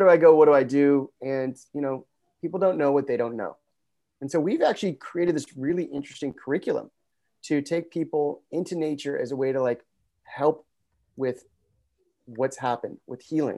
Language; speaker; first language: English; native; English